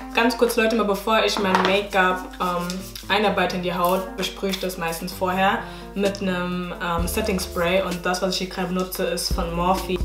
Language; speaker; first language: German; native; German